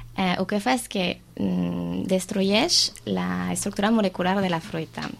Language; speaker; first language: Catalan; non-native, fluent; French